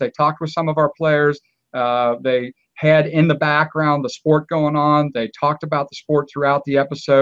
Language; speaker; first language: English; native; English